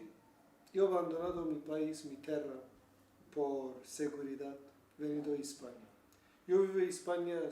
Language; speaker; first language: Spanish; non-native, learner; Kurdish